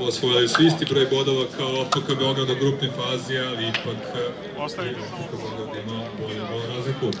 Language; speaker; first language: Croatian; native; Croatian